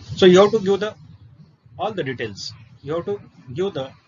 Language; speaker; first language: English; non-native, local second language; Marathi